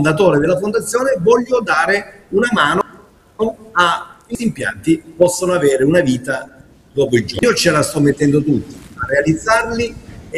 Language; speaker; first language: Italian; native; Italian